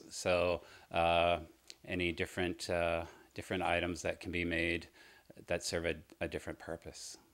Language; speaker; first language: English; native; English